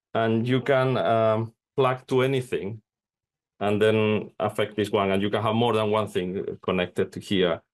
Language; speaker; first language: English; non-native, fluent; Spanish